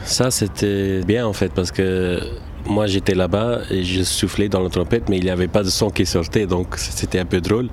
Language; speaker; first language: French; non-native, local second language; Turkish